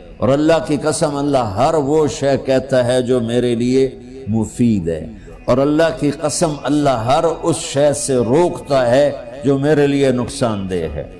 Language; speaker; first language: Urdu; non-native, local second language; Punjabi